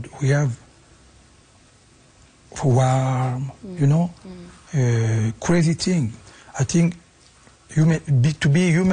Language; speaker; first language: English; non-native, learner; French